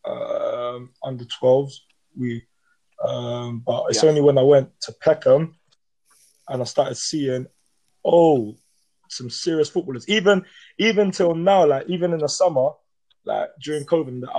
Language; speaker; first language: English; native; English